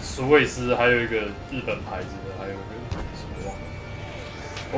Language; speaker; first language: Chinese; native; Chinese